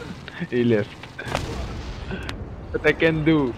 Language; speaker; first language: English; non-native, learner; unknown